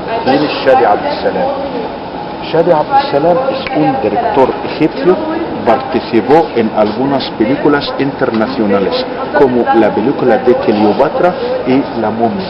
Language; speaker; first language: Spanish; non-native, fluent; Arabic